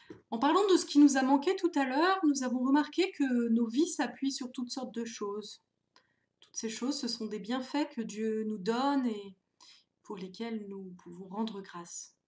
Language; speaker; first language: French; native; French